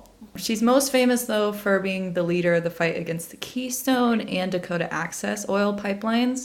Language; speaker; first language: English; native; English